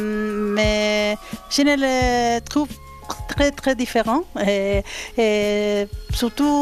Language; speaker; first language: French; non-native, fluent; Spanish